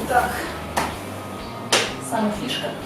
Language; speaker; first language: Russian; non-native, local second language; Tatar